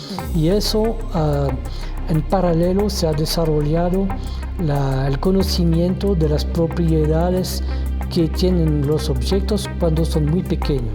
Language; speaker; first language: Spanish; non-native, fluent; French